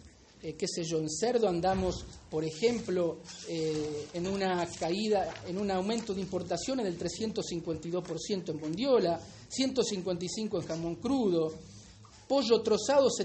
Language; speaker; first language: Spanish; native; Spanish